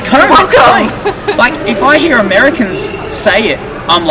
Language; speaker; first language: English; native; English